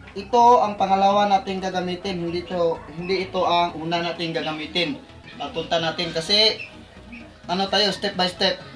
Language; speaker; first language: Filipino; non-native, local second language; Cebuano